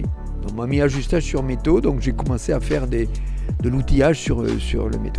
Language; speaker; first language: French; native; French